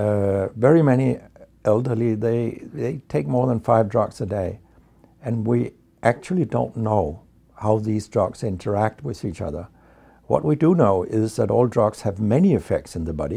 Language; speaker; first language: English; non-native, fluent; Danish